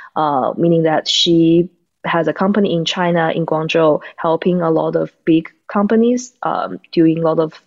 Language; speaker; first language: English; non-native, fluent; Chinese